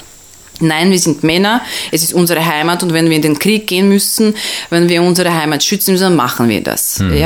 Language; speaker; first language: German; non-native, fluent; Russian